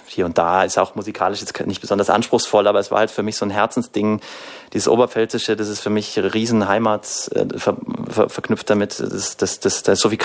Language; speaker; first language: German; native; German